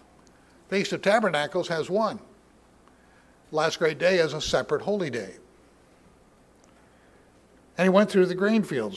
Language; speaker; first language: English; native; English